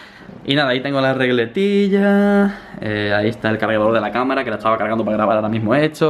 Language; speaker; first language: Spanish; native; Spanish